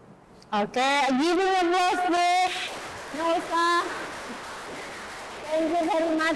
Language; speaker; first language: English; non-native, learner; Indonesian